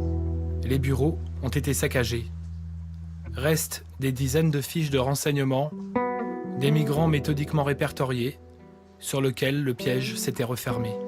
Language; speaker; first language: French; native; French